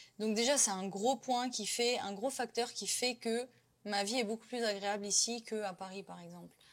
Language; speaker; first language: French; native; French